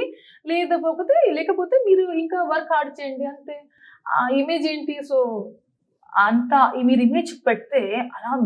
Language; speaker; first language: Telugu; non-native, learner; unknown